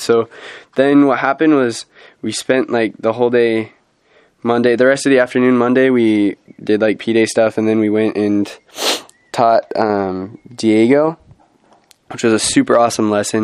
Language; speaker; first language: English; native; English